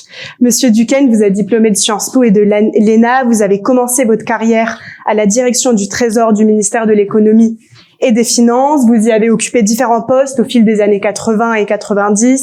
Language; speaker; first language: French; native; French